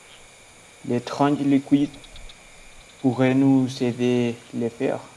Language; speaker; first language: French; non-native, learner; Spanish